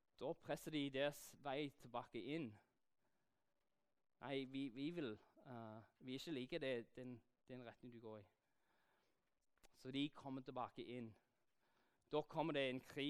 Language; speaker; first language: Norwegian; non-native, fluent; English